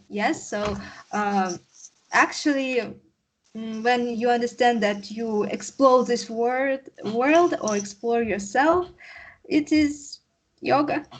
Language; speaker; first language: English; non-native, learner; Russian